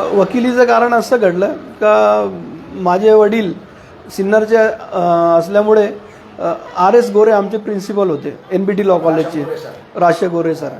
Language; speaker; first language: Marathi; non-native, local second language; Urdu